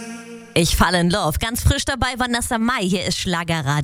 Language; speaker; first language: German; native; German